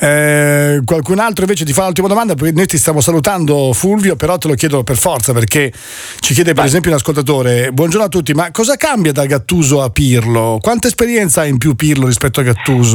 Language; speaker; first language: Italian; native; Italian